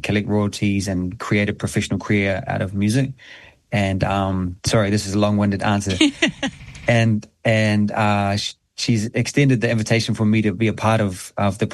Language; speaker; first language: English; native; English